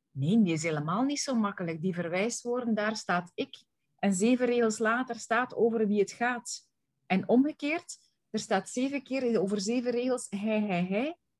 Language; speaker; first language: Dutch; native; Dutch